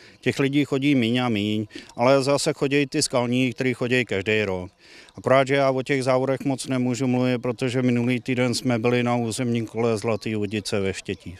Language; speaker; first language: Czech; native; Czech